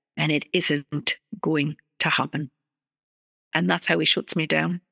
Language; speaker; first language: English; native; English